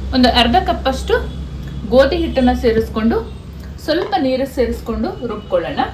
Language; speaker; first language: Kannada; non-native, local second language; Kodava